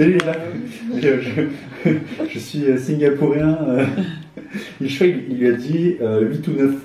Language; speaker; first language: French; native; French